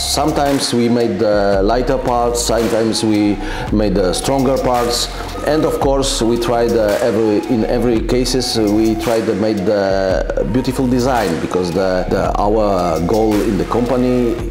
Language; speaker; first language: English; non-native, learner; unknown